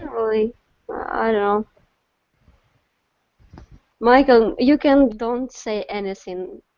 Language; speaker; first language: English; non-native, learner; Russian